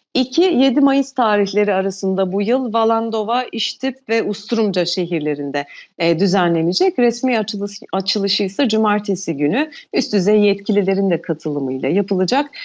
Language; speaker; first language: Turkish; non-native, local second language; Albanian